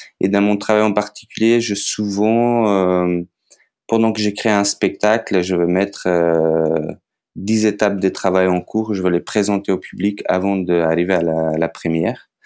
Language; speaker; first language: French; non-native, fluent; Macedonian